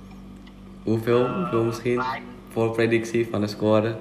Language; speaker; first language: Dutch; non-native, fluent; Indonesian